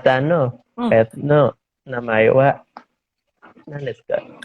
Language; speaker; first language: Japanese; non-native, learner; Indonesian